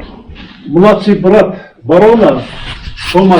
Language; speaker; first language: Russian; non-native, local second language; Kyrgyz